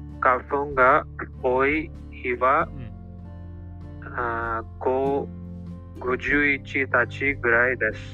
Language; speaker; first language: Japanese; non-native, learner; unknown